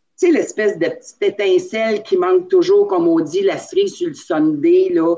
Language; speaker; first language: French; native; French